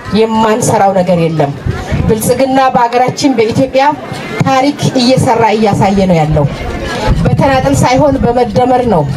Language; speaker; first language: Amharic; non-native, local second language; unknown